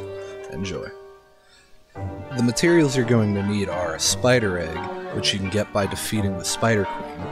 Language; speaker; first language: English; native; English